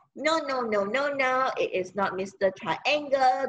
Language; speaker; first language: English; non-native, local second language; Chinese